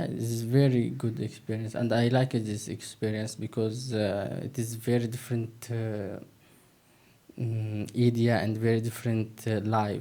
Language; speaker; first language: English; non-native, learner; Turkish